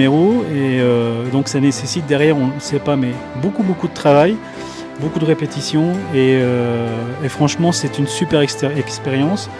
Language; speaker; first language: French; native; French